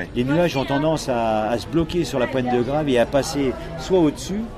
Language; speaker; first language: French; native; French